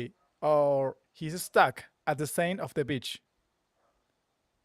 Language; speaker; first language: English; non-native, learner; Spanish